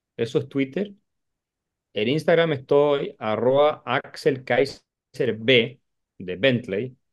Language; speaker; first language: Spanish; native; Spanish